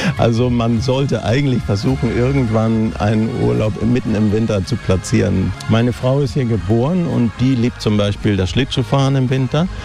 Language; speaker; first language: German; native; German